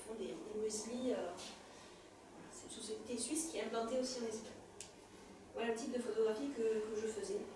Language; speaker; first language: French; native; French